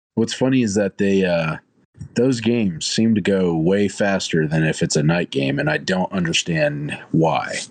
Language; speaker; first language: English; native; English